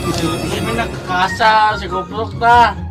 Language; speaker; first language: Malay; non-native, local second language; Sundanese